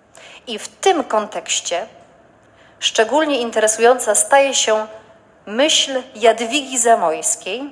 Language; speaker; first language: Polish; native; Polish